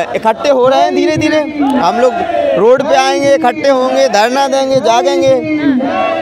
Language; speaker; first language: Hindi; native; Hindi